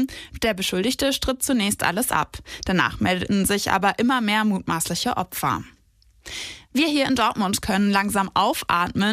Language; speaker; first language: German; native; German